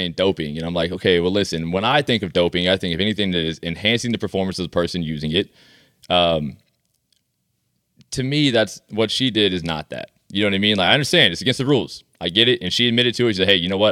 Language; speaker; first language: English; native; English